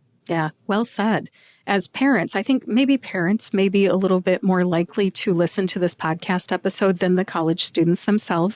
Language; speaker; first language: English; native; English